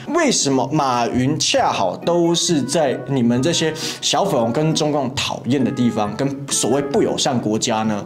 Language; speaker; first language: Chinese; native; Chinese